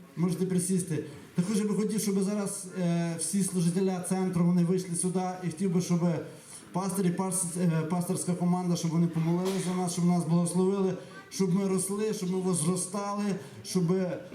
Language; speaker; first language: Ukrainian; native; Ukrainian